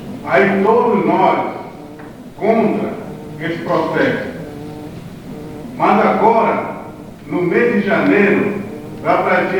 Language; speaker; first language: Portuguese; non-native, local second language; Kayapó